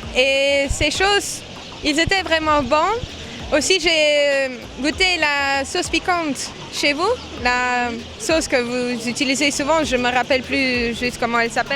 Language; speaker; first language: French; non-native, local second language; Luxembourgish